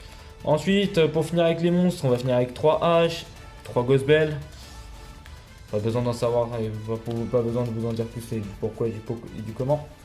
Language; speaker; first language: French; native; French